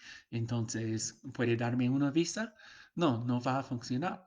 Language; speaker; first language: Spanish; non-native, fluent; English